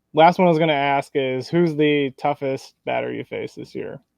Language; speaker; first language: English; native; English